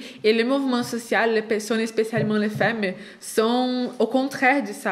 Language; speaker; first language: French; non-native, fluent; Portuguese